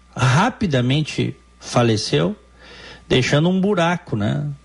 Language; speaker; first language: Portuguese; native; Portuguese